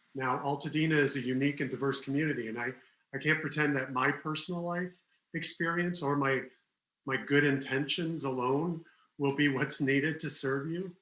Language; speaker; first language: English; native; English